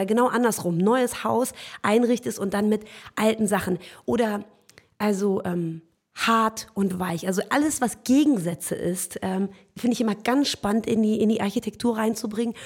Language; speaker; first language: German; early bilingual, other home language; Persian